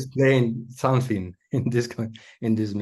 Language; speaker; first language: English; non-native, learner; Spanish